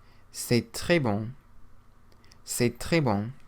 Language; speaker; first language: French; non-native, fluent; English